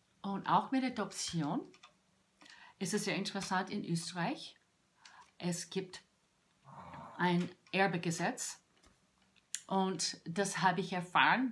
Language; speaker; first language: German; non-native, fluent; English